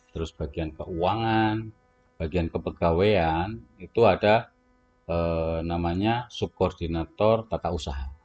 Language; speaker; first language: Indonesian; non-native, local second language; Javanese